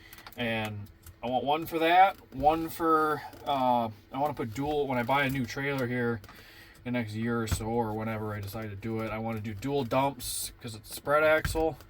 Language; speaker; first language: English; native; English